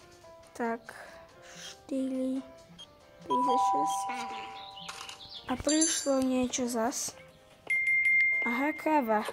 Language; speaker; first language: Slovak; native; Slovak